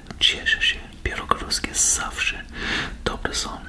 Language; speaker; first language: Polish; early bilingual, heritage; Polish